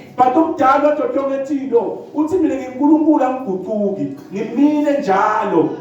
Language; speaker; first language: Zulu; non-native, local second language; Swati